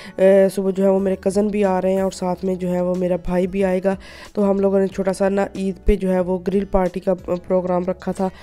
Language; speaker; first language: Urdu; non-native, local second language; Punjabi